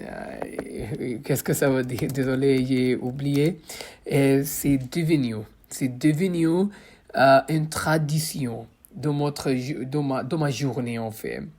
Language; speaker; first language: French; non-native, fluent; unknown